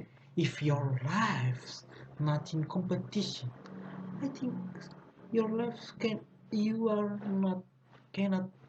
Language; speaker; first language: English; non-native, learner; Indonesian